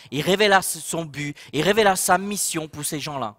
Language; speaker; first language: French; non-native, local second language; Morisyen